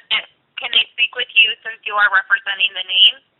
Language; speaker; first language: English; native; English